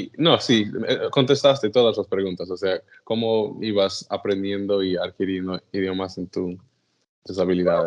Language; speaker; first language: Spanish; non-native, fluent; English